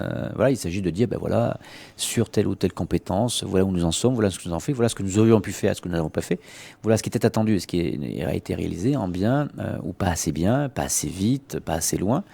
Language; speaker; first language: French; native; French